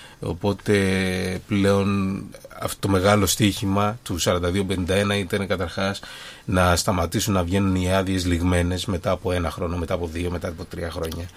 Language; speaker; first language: Greek; early bilingual, other home language; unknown